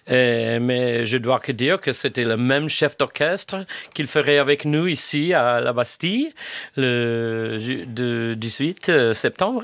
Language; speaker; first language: French; non-native, fluent; English